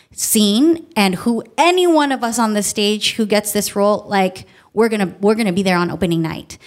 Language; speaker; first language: English; early bilingual, other home language; Filipino